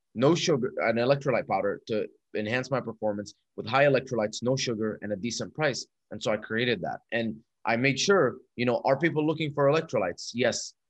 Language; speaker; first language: English; non-native, fluent; Arabic